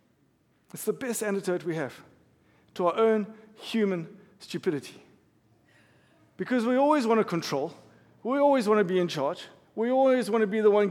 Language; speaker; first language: English; native; English